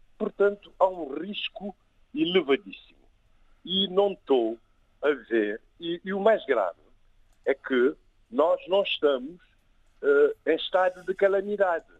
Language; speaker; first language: Portuguese; non-native, local second language; Kabuverdianu